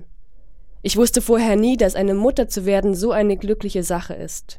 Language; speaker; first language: German; non-native, fluent; Chinese